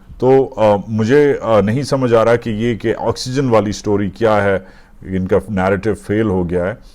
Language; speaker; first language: Urdu; native; Urdu